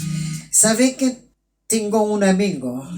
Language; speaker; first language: Spanish; non-native, local second language; Haitian Creole